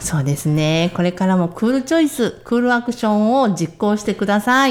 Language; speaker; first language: Japanese; native; Japanese